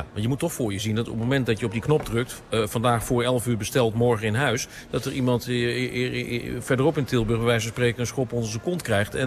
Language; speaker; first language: Dutch; native; Dutch